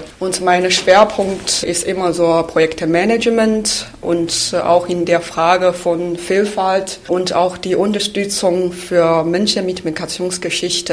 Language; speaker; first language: German; non-native, fluent; Chinese